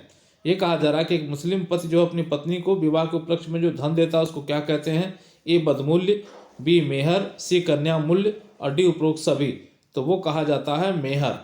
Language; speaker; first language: Hindi; native; Hindi